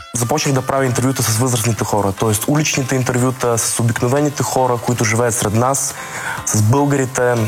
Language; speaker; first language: Bulgarian; early bilingual, other home language; Russian